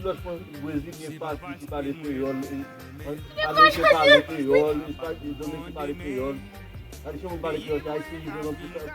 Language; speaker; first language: Portuguese; non-native, learner; Haitian Creole